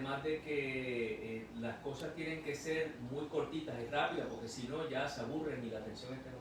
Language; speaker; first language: Spanish; native; Spanish